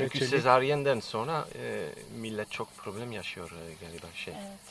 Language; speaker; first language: Turkish; non-native, fluent; French